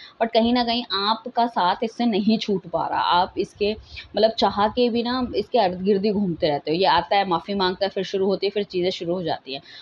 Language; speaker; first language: Hindi; native; Hindi